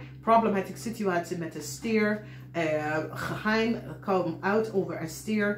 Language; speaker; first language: Dutch; non-native, learner; English